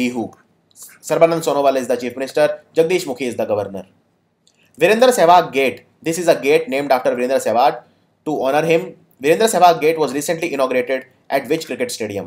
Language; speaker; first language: English; non-native, local second language; Hindi